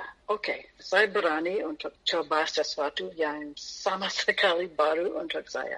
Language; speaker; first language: Indonesian; non-native, fluent; English